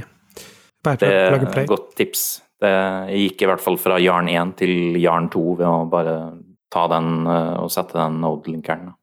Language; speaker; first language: Norwegian; native; Norwegian